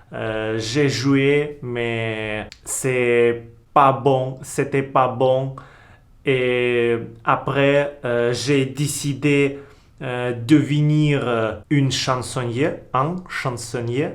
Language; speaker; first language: French; non-native, learner; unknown